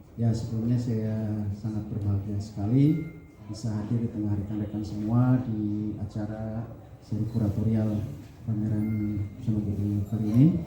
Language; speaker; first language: Indonesian; non-native, local second language; Sundanese